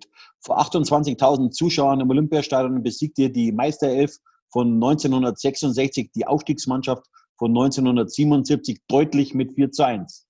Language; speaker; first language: German; native; German